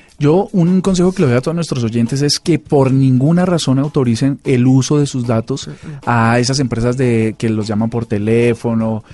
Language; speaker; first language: Spanish; native; Spanish